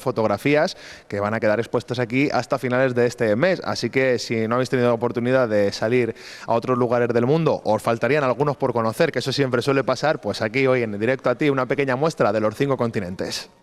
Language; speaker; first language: Spanish; native; Spanish